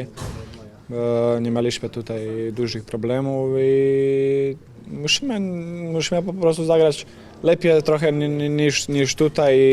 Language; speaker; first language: Polish; non-native, fluent; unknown